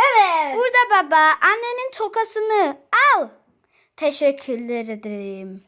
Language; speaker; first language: Turkish; early bilingual, heritage; Turkish